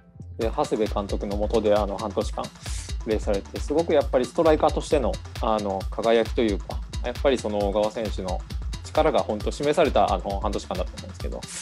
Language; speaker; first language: Japanese; native; Japanese